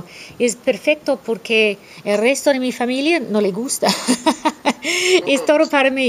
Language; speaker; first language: Spanish; non-native, fluent; English